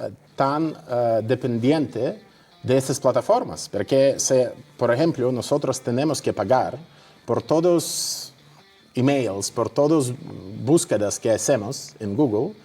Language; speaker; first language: Spanish; non-native, fluent; Russian